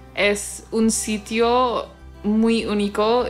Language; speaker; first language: Spanish; non-native, fluent; English